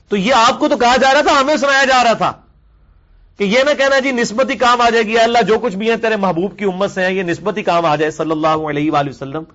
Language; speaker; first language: Urdu; non-native, local second language; Punjabi